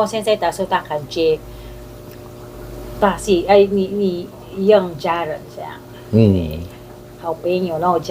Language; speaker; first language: Chinese; non-native, fluent; Filipino